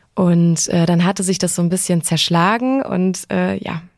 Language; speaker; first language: German; native; German